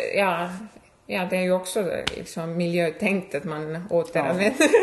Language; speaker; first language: Swedish; non-native, fluent; Estonian